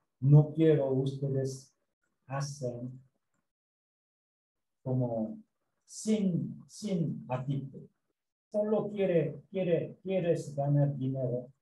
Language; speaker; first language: Spanish; non-native, learner; Korean